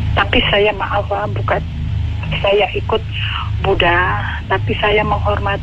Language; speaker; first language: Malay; non-native, learner; Indonesian